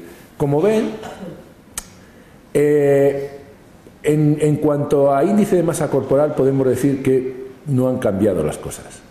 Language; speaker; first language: Spanish; native; Spanish